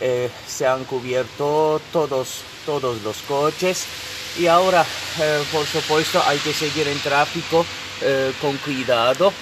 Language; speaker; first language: Spanish; non-native, fluent; Turkish